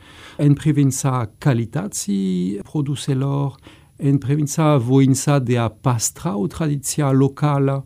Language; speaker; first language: Romanian; non-native, fluent; French